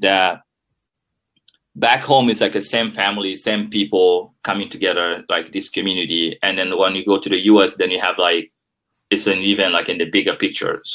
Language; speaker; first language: English; non-native, fluent; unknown